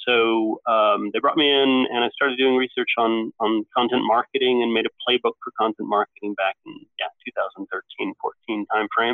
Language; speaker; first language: English; native; English